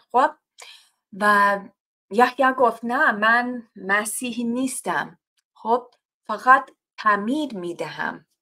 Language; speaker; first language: Persian; non-native, fluent; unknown